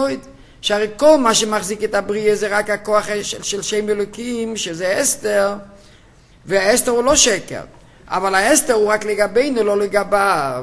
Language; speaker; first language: Hebrew; non-native, fluent; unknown